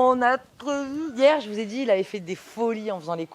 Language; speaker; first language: French; native; French